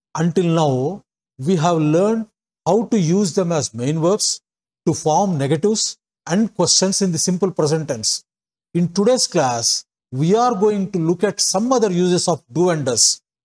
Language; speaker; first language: English; non-native, local second language; Telugu